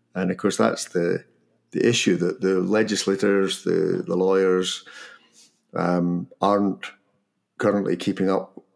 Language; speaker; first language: English; native; English